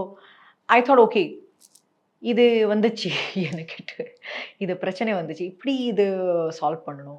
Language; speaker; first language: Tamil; non-native, learner; Marathi